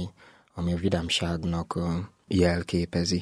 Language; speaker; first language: Hungarian; non-native, learner; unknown